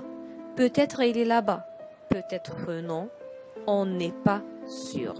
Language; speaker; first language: French; non-native, fluent; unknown